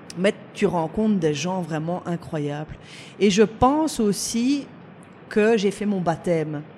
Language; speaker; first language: French; early bilingual, other home language; Italian